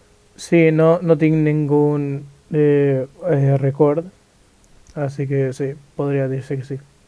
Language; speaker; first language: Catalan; early bilingual, other home language; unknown